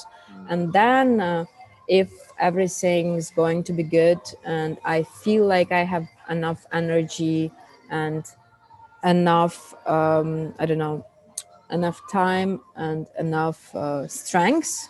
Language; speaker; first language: English; non-native, fluent; Russian